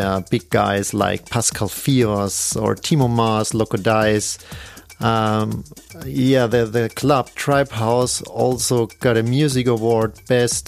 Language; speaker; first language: English; non-native, fluent; German